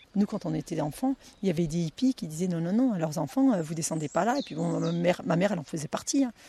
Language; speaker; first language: French; native; French